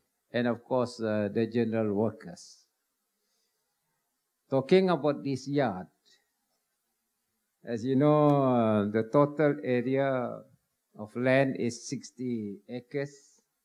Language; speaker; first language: English; non-native, local second language; Malay